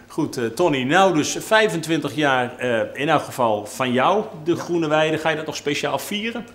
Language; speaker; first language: Dutch; native; Dutch